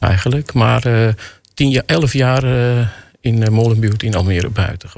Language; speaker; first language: Dutch; non-native, fluent; Armenian